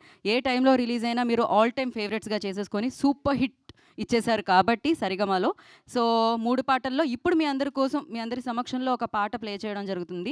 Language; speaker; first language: Telugu; native; Telugu